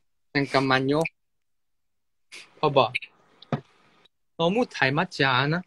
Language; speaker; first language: Korean; non-native, fluent; Thai